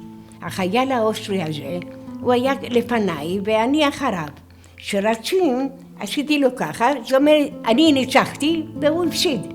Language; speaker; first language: Hebrew; non-native, fluent; Greek